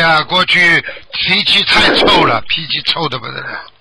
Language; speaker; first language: Chinese; native; Chinese